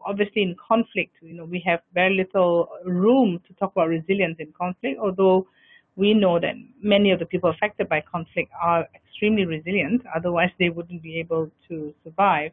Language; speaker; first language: English; non-native, local second language; Malay